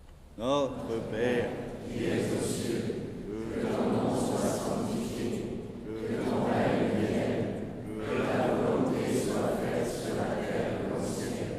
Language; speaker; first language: French; native; French